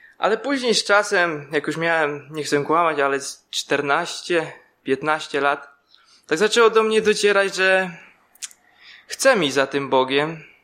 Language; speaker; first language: Polish; native; Polish